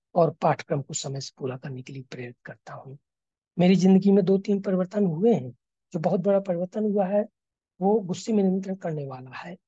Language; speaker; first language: Hindi; native; Hindi